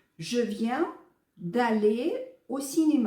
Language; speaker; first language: French; non-native, fluent; Ukrainian